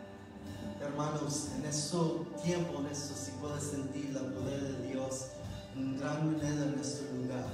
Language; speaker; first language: Spanish; non-native, learner; English